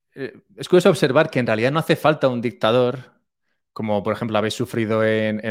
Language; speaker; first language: Spanish; native; Spanish